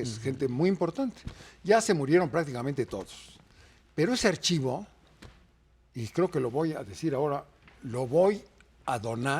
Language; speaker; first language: Spanish; native; Spanish